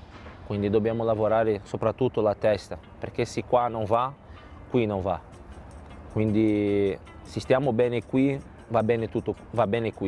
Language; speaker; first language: Italian; non-native, fluent; Portuguese